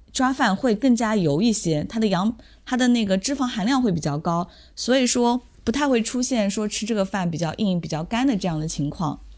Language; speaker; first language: Chinese; native; Chinese